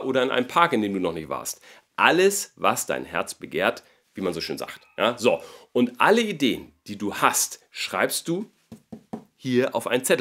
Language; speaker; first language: German; native; German